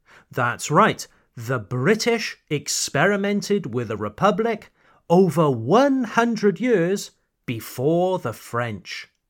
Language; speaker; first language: English; native; English